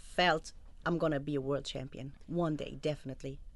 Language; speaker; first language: English; non-native, fluent; Arabic